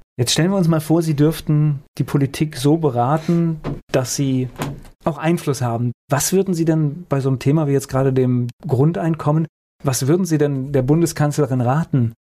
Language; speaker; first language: German; native; German